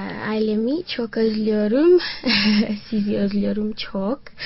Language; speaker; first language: Turkish; non-native, learner; Swati